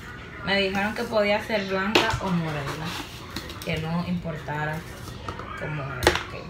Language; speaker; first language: Spanish; native; Spanish